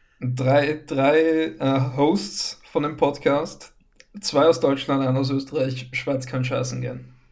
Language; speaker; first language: German; native; German